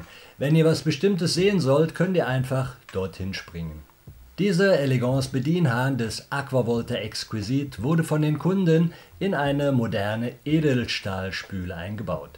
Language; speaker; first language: German; native; German